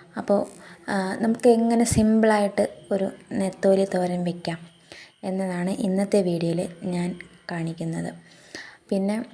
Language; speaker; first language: Malayalam; native; Malayalam